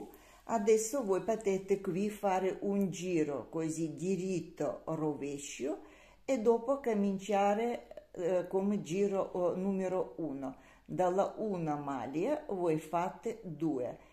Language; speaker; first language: Italian; non-native, learner; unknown